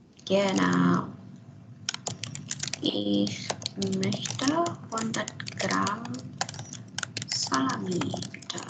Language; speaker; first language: German; non-native, fluent; Indonesian